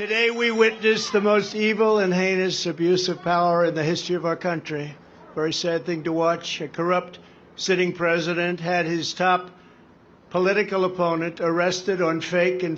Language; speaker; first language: English; native; English